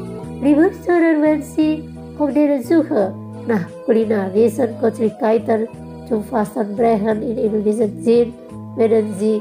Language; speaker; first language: German; non-native, fluent; Indonesian